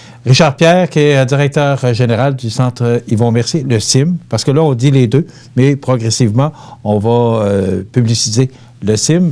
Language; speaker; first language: French; native; French